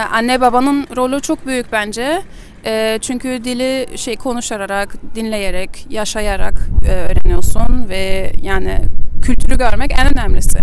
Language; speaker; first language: Turkish; early bilingual, heritage; German